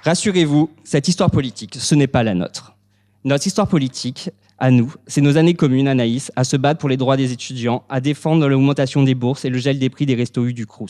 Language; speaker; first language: French; native; French